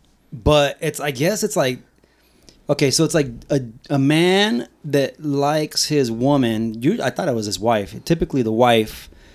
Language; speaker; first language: English; early bilingual, other home language; Spanish